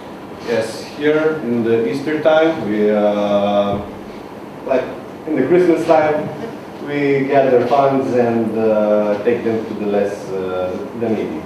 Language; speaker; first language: English; non-native, learner; Romanian